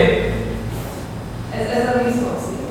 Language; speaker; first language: Spanish; non-native, learner; English